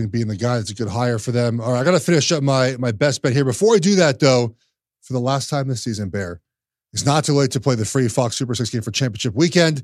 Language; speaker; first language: English; native; English